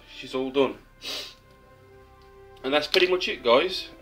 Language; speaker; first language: English; native; English